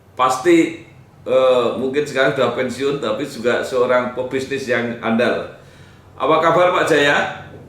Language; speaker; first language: Indonesian; native; Indonesian